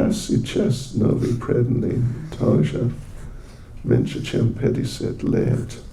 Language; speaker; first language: Russian; non-native, learner; English